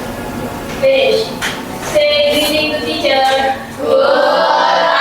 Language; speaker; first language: English; non-native, learner; Indonesian